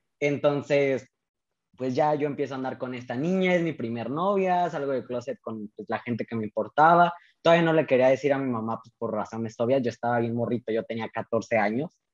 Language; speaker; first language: Spanish; native; Spanish